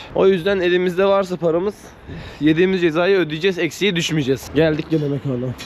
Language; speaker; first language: Turkish; native; Turkish